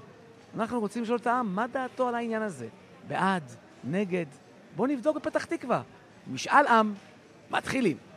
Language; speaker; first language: Hebrew; native; Hebrew